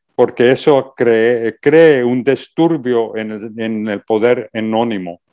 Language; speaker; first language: Spanish; early bilingual, heritage; Spanish